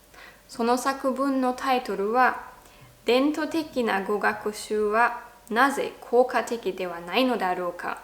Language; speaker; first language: Japanese; non-native, fluent; German